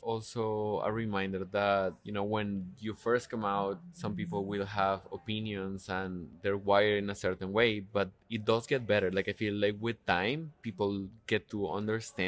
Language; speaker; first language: English; non-native, fluent; Spanish